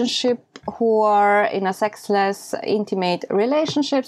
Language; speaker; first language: English; non-native, fluent; German